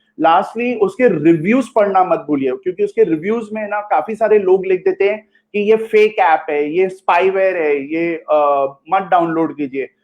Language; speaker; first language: Hindi; non-native, local second language; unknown